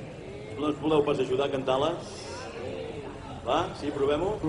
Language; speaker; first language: Catalan; native; Catalan